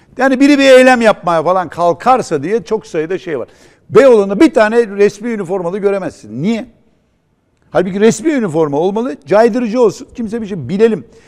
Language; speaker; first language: Turkish; native; Turkish